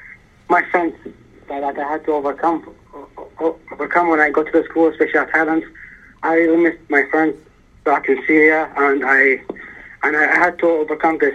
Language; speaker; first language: English; early bilingual, other home language; Arabic